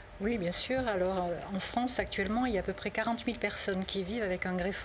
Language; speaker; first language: French; native; French